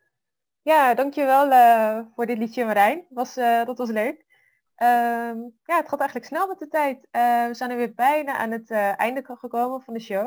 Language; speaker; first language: Dutch; native; Dutch